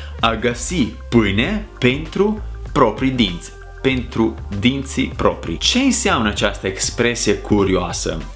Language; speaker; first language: Romanian; non-native, fluent; Italian